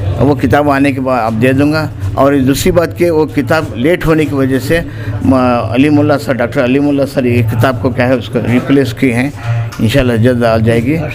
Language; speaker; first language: Urdu; native; Urdu